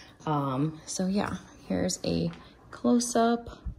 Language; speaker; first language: English; early bilingual, other home language; Russian